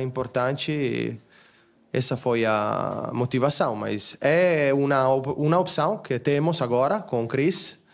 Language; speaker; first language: Portuguese; non-native, fluent; Italian